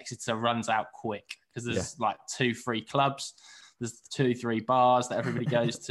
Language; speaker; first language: English; native; English